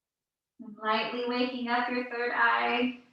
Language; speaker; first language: English; native; English